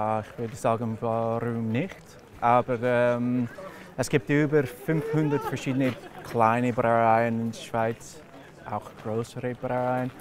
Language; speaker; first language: German; non-native, fluent; English